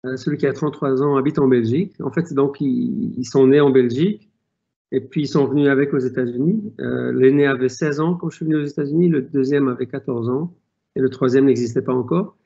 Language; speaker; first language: French; non-native, local second language; Arabic